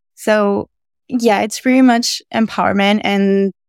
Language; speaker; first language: English; non-native, fluent; Spanish